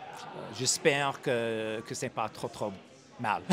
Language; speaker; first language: French; non-native, learner; English